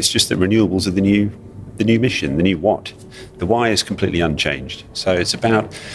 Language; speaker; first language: English; native; English